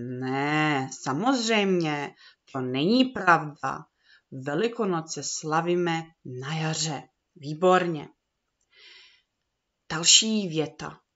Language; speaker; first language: Czech; early bilingual, heritage; Czech